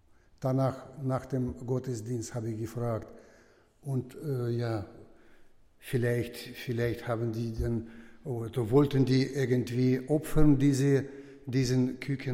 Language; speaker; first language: German; non-native, fluent; Russian